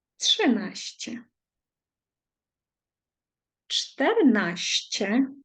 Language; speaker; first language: Polish; non-native, fluent; Ukrainian